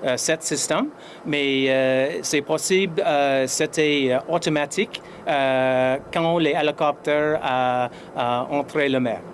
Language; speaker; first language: French; non-native, fluent; English